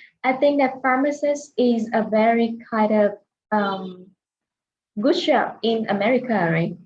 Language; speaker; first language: English; non-native, fluent; Vietnamese